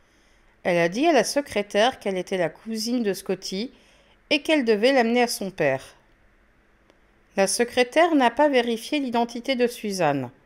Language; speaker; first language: French; native; French